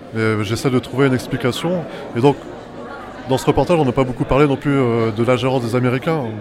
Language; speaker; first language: French; native; French